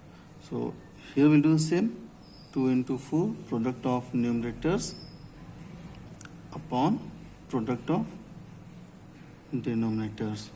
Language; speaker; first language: English; non-native, local second language; Hindi